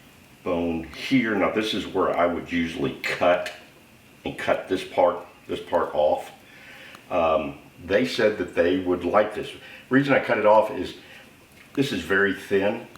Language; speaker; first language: English; native; English